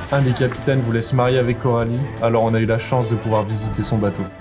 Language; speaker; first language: French; native; French